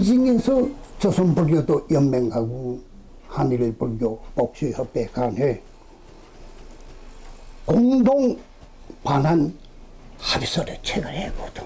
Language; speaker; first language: Korean; native; Korean